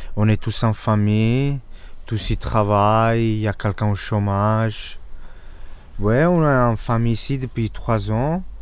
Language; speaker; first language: French; non-native, local second language; Mandingo